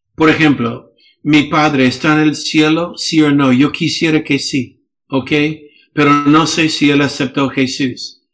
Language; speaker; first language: Spanish; non-native, fluent; English